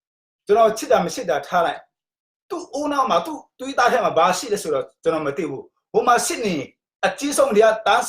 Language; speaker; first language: Burmese; non-native, local second language; Tedim Chin